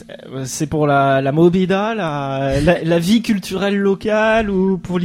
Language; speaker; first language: French; native; French